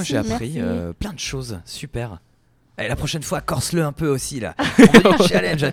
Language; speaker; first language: French; native; French